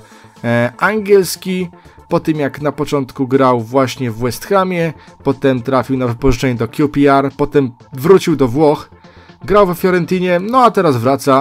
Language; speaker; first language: Polish; native; Polish